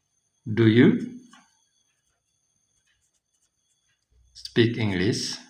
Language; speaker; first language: English; non-native, fluent; Indonesian